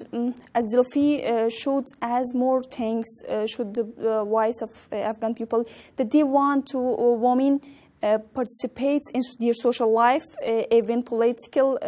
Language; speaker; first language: English; non-native, learner; Persian